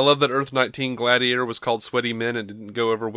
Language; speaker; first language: English; native; English